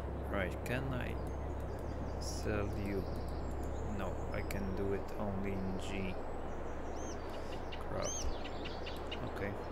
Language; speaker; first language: English; non-native, fluent; Polish